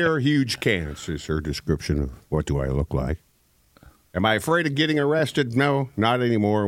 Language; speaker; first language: English; native; English